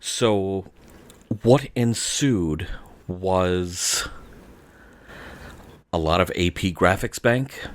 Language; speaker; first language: English; native; English